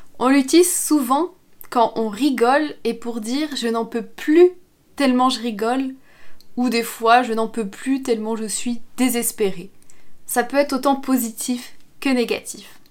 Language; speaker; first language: French; native; French